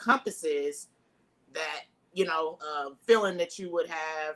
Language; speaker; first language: English; native; English